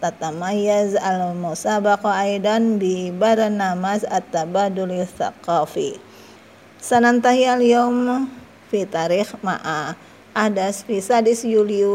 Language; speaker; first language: Arabic; non-native, learner; Indonesian